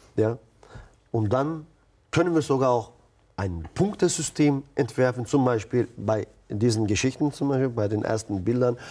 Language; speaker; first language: German; non-native, fluent; Turkish